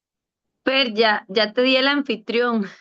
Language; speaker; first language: Spanish; native; Spanish